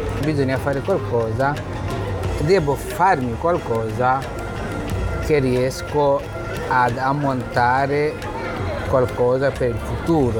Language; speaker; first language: Italian; non-native, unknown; Bangla